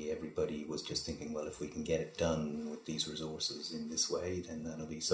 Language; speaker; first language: English; native; English